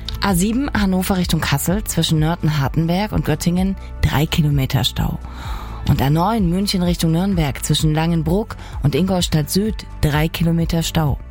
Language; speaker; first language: German; native; German